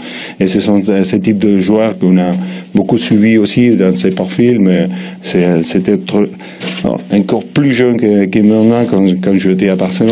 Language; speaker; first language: French; non-native, learner; Spanish